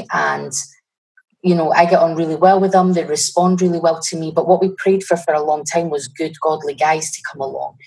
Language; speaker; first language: English; native; English